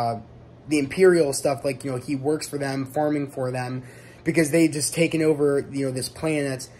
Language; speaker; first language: English; native; English